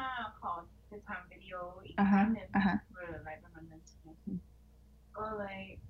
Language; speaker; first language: English; non-native, learner; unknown